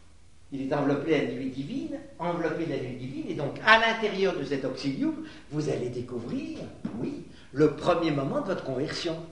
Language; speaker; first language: French; native; French